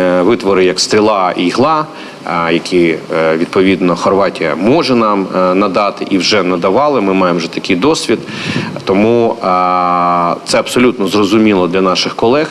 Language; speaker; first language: Ukrainian; native; Ukrainian